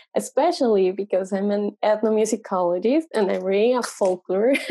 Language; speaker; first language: English; non-native, fluent; Spanish